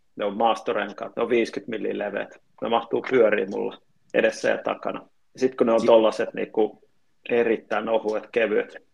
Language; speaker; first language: Finnish; native; Finnish